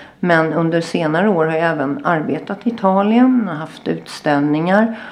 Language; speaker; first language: Swedish; native; Swedish